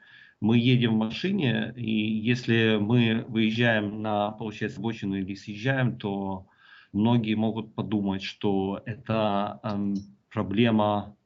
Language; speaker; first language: Russian; native; Russian